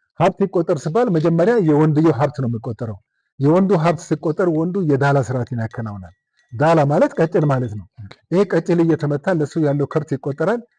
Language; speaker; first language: Amharic; non-native, local second language; Wolaytta